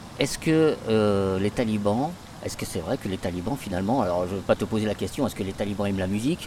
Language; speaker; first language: French; native; French